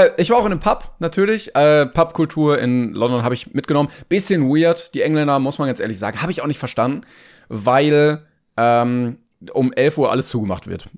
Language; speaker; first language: German; native; German